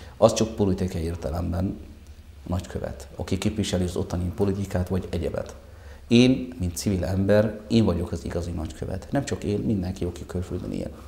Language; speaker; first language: Hungarian; non-native, fluent; Arabic